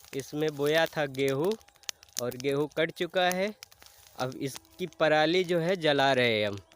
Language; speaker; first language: Hindi; native; Hindi